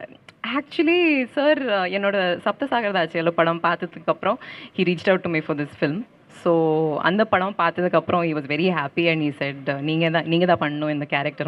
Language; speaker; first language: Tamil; non-native, learner; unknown